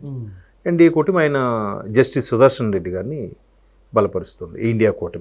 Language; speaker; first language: Telugu; native; Telugu